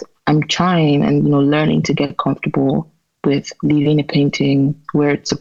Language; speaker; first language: English; non-native, local second language; Igbo